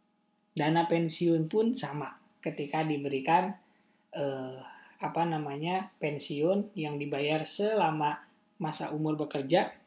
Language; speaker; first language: Indonesian; native; Indonesian